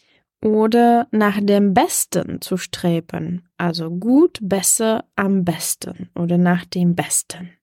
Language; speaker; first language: German; non-native, fluent; Czech